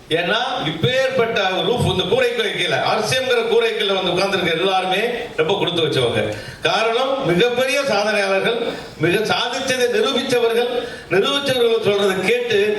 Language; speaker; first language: Tamil; native; Tamil